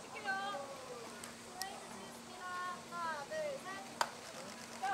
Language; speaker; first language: Korean; non-native, fluent; Japanese